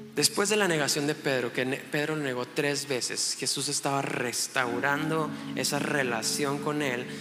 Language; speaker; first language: Spanish; native; Spanish